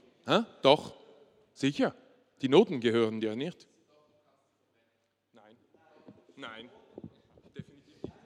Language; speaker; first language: German; non-native, local second language; French